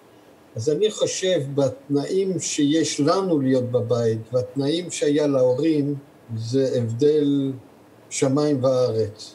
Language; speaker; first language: Hebrew; early bilingual, other home language; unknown